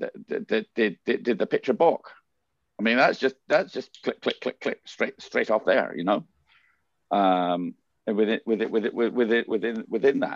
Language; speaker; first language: English; native; English